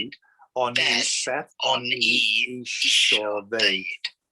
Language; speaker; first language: Welsh; non-native, learner; English